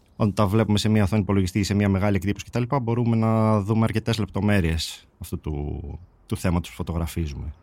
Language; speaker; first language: Greek; native; Greek